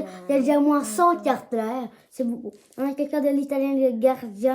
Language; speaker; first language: French; native; French